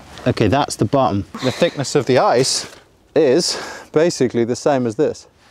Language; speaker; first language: English; native; English